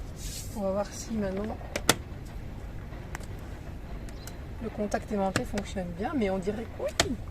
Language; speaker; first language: French; native; French